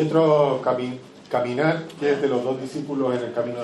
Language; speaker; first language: Spanish; native; Spanish